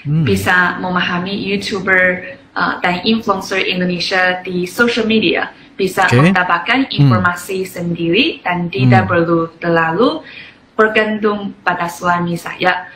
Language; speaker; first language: Indonesian; non-native, fluent; Chinese